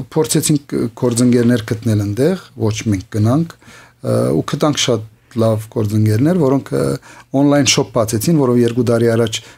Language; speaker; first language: Armenian; early bilingual, heritage; Armenian